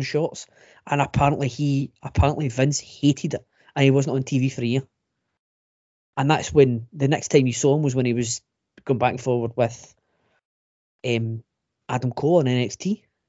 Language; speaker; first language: English; native; English